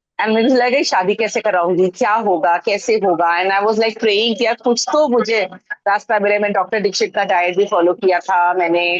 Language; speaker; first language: Hindi; native; Hindi